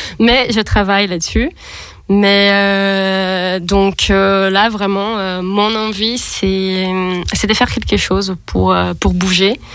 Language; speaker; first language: French; non-native, fluent; Portuguese